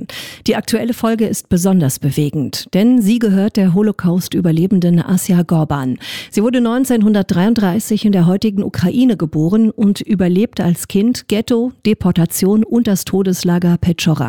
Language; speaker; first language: German; native; German